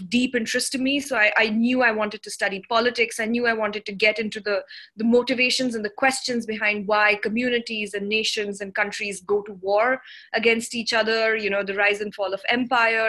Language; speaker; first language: English; non-native, local second language; Hindi